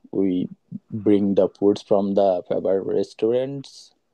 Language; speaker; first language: English; non-native, learner; Bangla